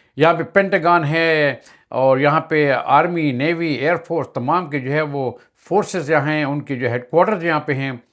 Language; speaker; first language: Urdu; native; Urdu